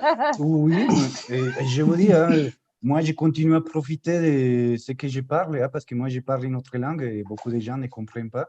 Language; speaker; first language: French; non-native, fluent; Spanish